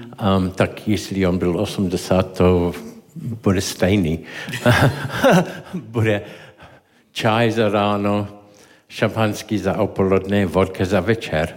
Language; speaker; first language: Czech; non-native, learner; English